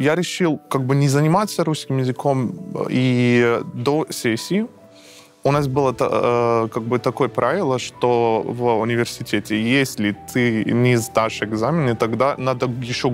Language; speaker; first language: Russian; non-native, fluent; Persian